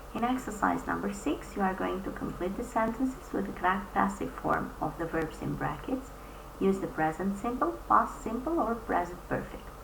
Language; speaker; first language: English; non-native, fluent; Albanian